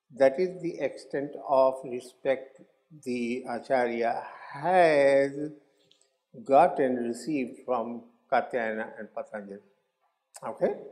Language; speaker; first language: English; non-native, local second language; Hindi